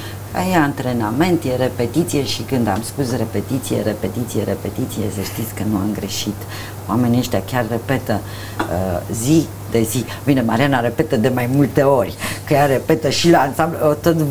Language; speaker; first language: Romanian; native; Romanian